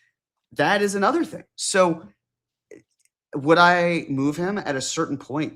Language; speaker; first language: English; native; English